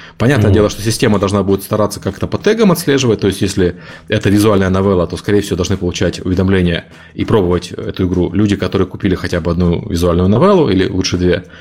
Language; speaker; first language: Russian; native; Russian